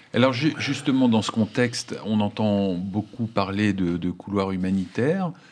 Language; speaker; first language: French; native; French